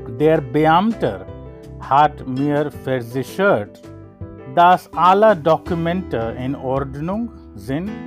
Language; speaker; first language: German; non-native, learner; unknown